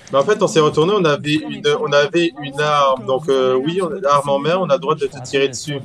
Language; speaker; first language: French; native; French